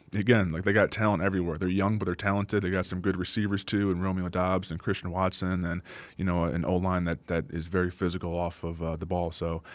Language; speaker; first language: English; native; English